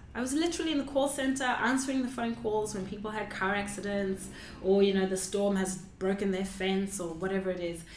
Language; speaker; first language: English; non-native, local second language; Shona